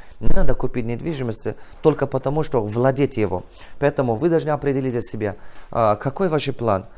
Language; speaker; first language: Russian; non-native, local second language; Tajik